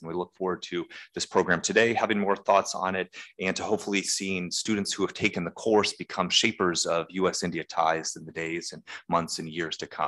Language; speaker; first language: English; native; English